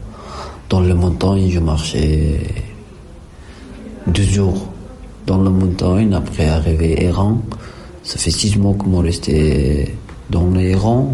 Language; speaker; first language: French; non-native, learner; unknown